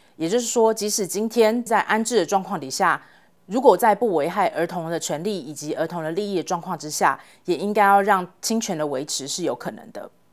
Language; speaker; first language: Chinese; native; Chinese